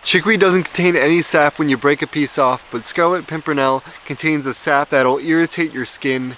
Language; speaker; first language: English; native; English